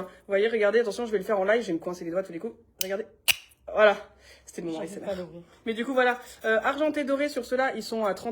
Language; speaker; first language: French; native; French